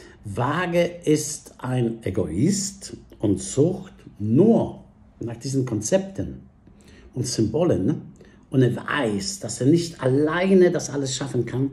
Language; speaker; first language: German; non-native, fluent; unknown